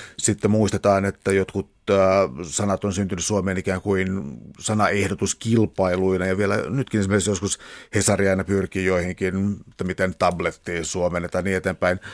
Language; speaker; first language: Finnish; native; Finnish